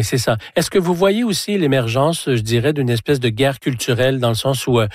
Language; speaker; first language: French; native; French